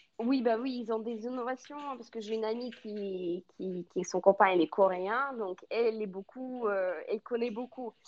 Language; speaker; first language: French; non-native, fluent; Russian